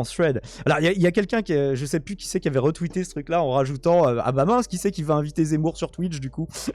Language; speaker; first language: French; native; French